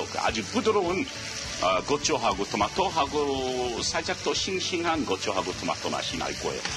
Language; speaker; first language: Korean; non-native, learner; English